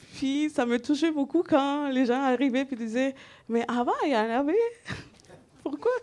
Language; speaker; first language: French; non-native, fluent; Spanish